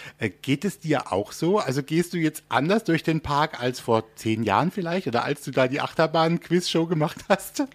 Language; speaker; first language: German; native; German